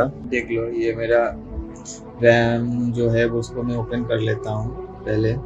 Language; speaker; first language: Hindi; non-native, local second language; Bangla